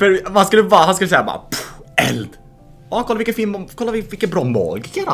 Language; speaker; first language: Swedish; native; Swedish